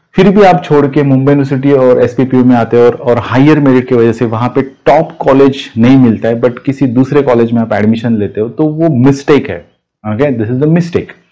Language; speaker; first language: Hindi; non-native, local second language; Marathi